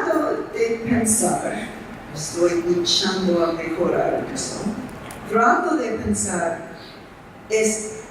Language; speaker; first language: Spanish; non-native, fluent; English